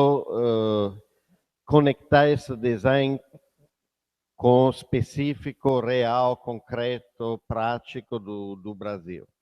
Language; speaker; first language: Portuguese; non-native, fluent; Italian